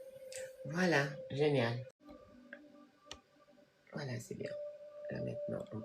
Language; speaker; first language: French; native; French